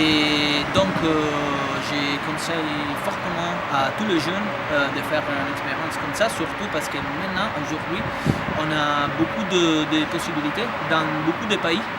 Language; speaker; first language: French; non-native, fluent; Italian